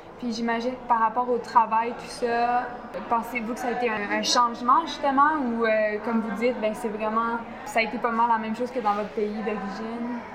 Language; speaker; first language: French; native; French